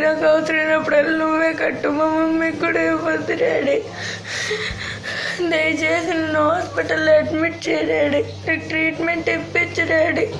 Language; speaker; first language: Telugu; native; Telugu